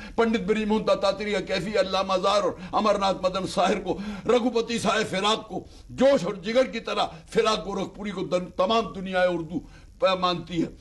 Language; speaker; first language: Urdu; native; Urdu